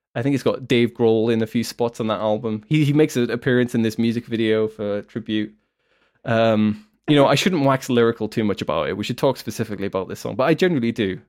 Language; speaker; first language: English; native; English